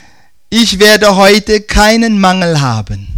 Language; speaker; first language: German; non-native, fluent; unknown